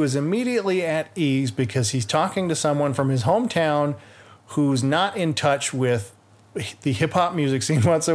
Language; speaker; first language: English; native; English